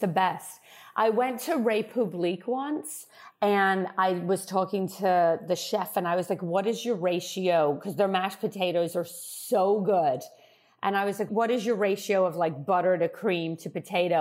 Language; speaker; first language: English; native; English